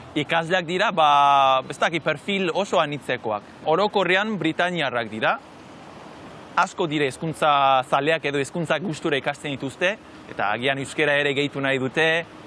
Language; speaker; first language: Basque; non-native, fluent; English